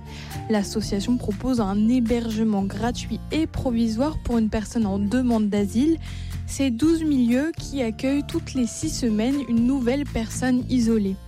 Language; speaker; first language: French; native; French